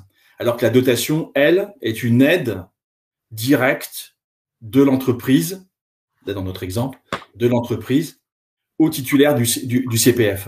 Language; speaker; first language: French; native; French